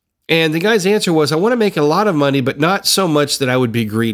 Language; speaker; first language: English; native; English